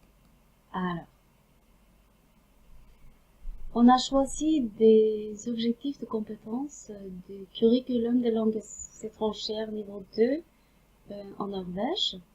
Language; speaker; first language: French; non-native, fluent; Norwegian